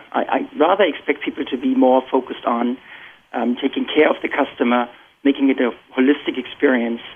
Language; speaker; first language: English; non-native, fluent; German